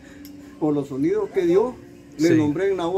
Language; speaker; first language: Spanish; native; Spanish